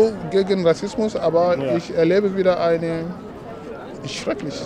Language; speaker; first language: German; non-native, learner; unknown